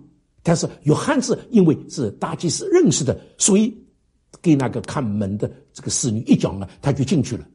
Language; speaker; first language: Chinese; native; Chinese